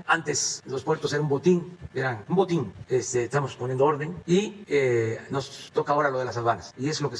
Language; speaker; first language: Spanish; native; Spanish